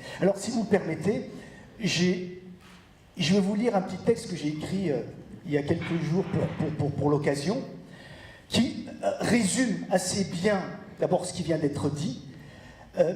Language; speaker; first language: French; early bilingual, other home language; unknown